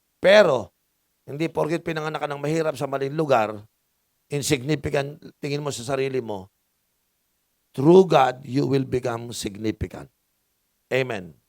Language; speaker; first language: Filipino; non-native, local second language; Cebuano